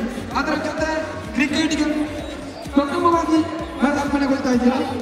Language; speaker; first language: Kannada; native; Kannada